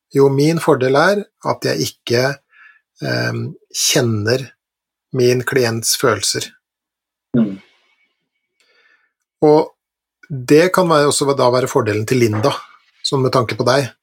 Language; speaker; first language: Norwegian; native; Norwegian